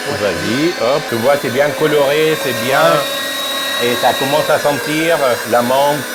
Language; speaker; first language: French; non-native, fluent; Arabic